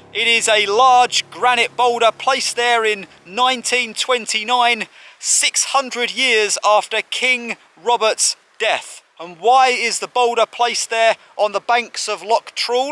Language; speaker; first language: English; native; English